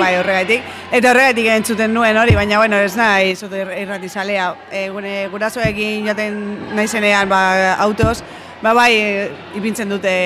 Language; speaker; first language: Basque; non-native, local second language; Spanish